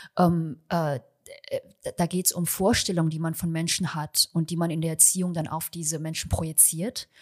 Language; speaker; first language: German; early bilingual, other home language; Chinese